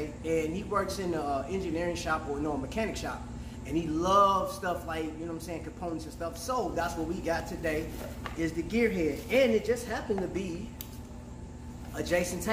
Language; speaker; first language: English; native; English